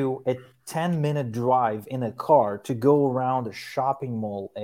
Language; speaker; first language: English; early bilingual, other home language; Ukrainian